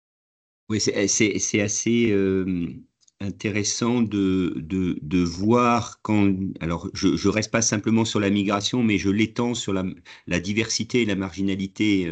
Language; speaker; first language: French; native; French